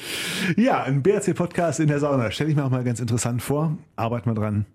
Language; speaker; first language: German; native; German